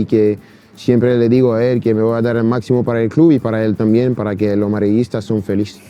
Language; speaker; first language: Spanish; non-native, fluent; French